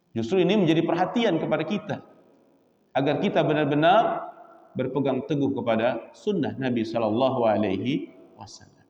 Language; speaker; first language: Indonesian; native; Indonesian